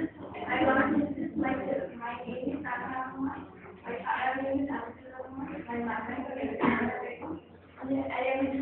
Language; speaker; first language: English; non-native, learner; Bangla